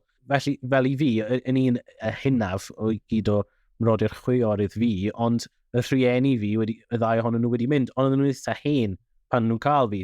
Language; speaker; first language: Welsh; native; Welsh